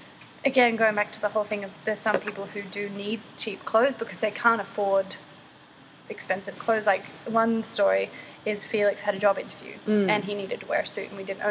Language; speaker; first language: English; native; English